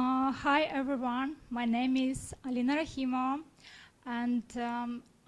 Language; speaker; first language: English; non-native, learner; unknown